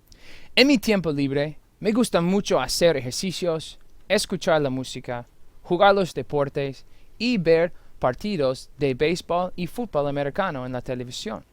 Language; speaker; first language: Spanish; non-native, fluent; English